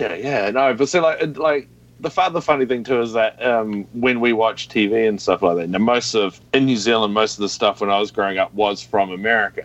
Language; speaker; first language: English; native; English